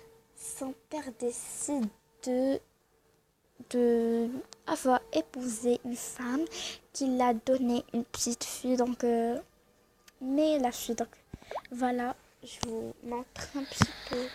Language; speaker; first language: French; non-native, learner; Arabic